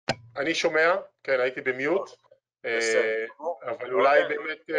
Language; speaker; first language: Hebrew; native; Hebrew